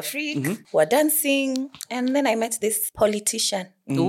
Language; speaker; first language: English; non-native, local second language; Swahili